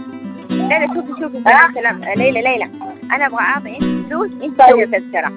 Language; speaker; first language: Arabic; non-native, learner; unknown